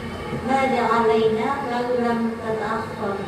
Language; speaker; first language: Arabic; non-native, fluent; Indonesian